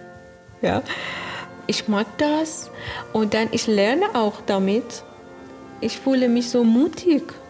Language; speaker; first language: German; non-native, learner; Persian